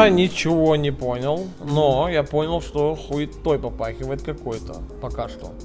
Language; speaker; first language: Russian; native; Russian